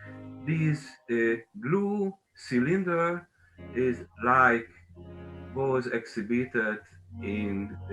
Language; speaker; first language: English; non-native, learner; Hungarian